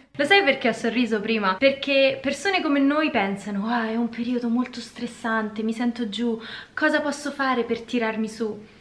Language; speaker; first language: Italian; native; Italian